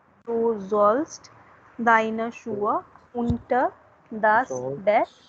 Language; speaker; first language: German; non-native, fluent; Hindi